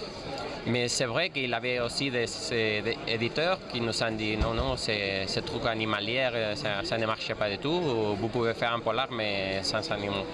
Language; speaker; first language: French; non-native, fluent; Spanish